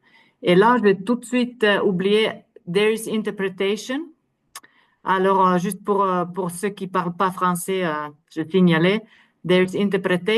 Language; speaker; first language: French; non-native, fluent; Finnish